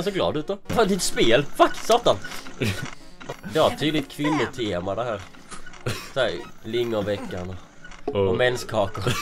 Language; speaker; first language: Swedish; native; Swedish